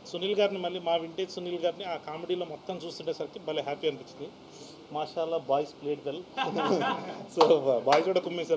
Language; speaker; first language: Telugu; native; Telugu